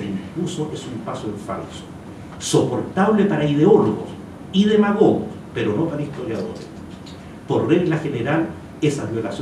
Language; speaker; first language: Spanish; native; Spanish